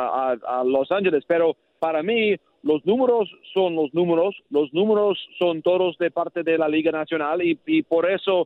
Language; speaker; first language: Spanish; non-native, learner; English